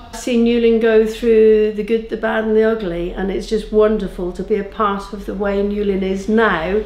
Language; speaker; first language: English; native; English